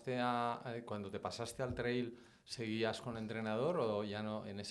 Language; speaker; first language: Spanish; native; Spanish